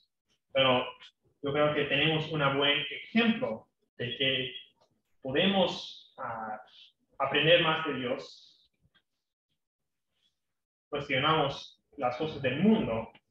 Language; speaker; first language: Spanish; non-native, fluent; English